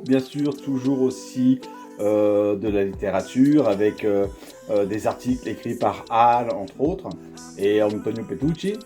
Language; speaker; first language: French; native; French